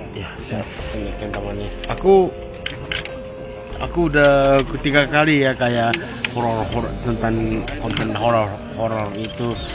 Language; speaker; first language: Indonesian; non-native, learner; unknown